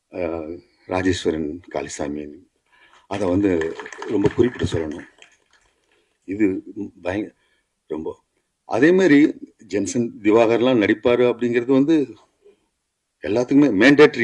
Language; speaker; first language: Tamil; native; Tamil